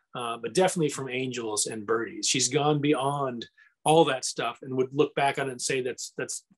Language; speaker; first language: English; native; English